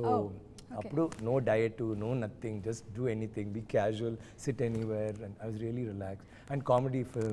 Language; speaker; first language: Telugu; non-native, learner; Tamil